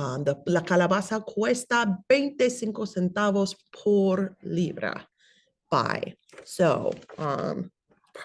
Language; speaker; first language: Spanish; non-native, fluent; English